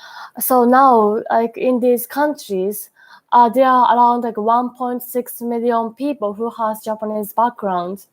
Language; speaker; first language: English; non-native, learner; Japanese